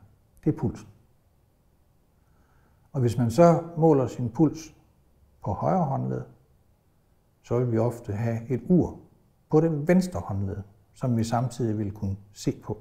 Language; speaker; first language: Danish; native; Danish